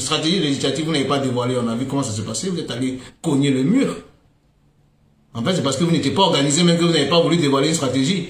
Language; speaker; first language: French; native; French